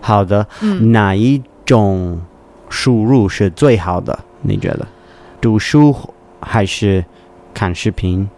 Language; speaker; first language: Chinese; non-native, learner; English